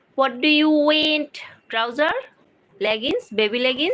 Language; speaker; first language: English; non-native, learner; Bangla